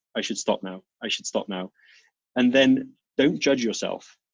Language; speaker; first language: English; native; English